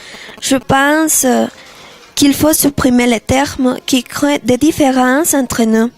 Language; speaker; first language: French; non-native, learner; Spanish